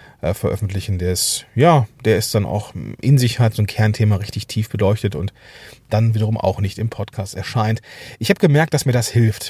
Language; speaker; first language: German; native; German